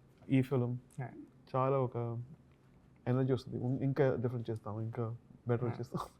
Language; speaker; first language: Telugu; non-native, learner; Tamil